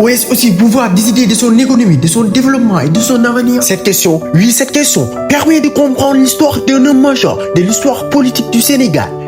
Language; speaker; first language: French; non-native, local second language; Wolof